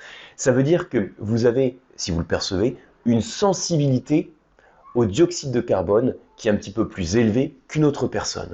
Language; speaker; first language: French; native; French